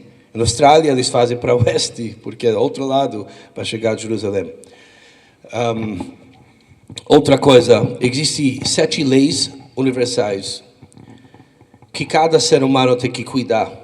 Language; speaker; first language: Portuguese; non-native, fluent; English